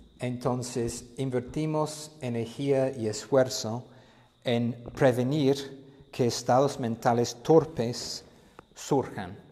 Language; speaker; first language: Spanish; non-native, fluent; English